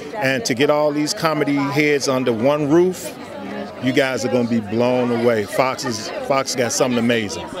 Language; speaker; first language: English; native; English